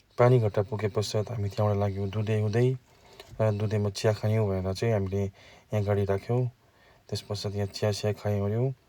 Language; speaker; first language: Nepali; native; Nepali